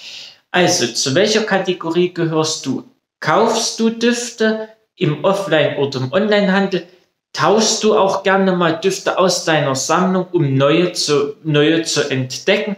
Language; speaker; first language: German; native; German